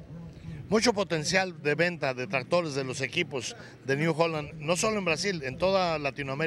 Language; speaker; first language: Spanish; native; Spanish